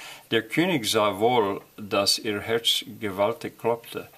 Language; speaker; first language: German; non-native, learner; English